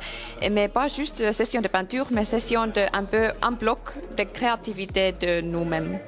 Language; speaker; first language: French; non-native, learner; Finnish